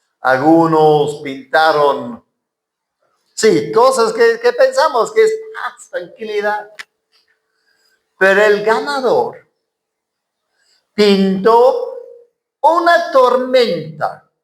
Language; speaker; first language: Spanish; non-native, fluent; English